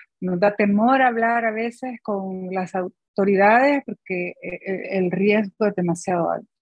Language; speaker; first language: Spanish; native; Spanish